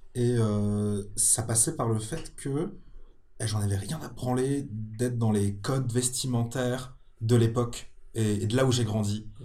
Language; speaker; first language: French; native; French